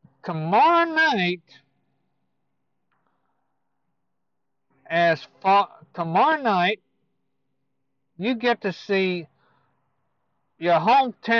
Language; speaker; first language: English; native; English